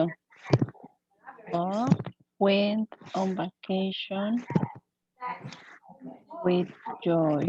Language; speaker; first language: English; non-native, learner; Spanish